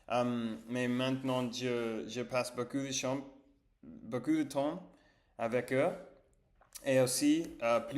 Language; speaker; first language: French; non-native, learner; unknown